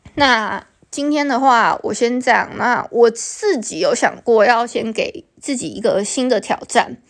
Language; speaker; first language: Chinese; non-native, local second language; Min Nan Chinese